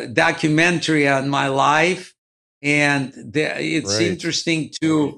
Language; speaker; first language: English; non-native, fluent; Ukrainian